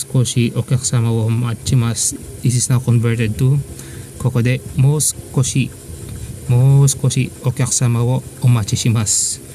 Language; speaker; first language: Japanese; non-native, fluent; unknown